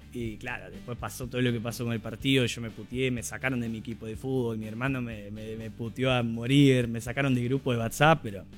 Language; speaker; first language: Spanish; non-native, fluent; Dutch